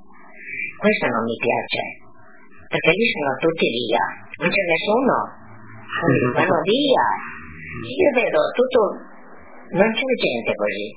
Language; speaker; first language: Italian; non-native, local second language; Friulian